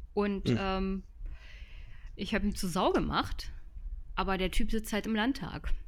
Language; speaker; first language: German; native; German